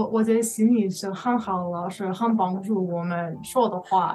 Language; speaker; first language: Chinese; non-native, learner; English